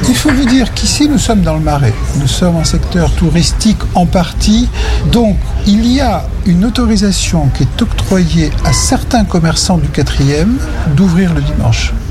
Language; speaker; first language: French; native; French